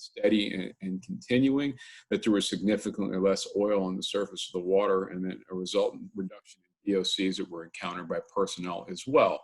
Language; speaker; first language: English; native; English